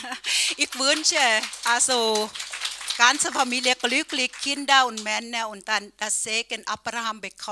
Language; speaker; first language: German; non-native, learner; Thai